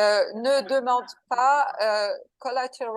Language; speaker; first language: French; non-native, fluent; Portuguese